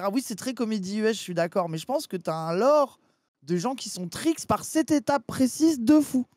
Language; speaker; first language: French; native; French